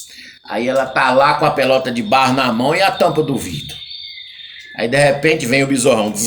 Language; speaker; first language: Portuguese; native; Portuguese